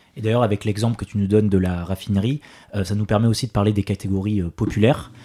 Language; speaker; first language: French; native; French